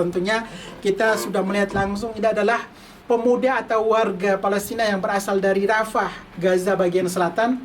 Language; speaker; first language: Indonesian; native; Indonesian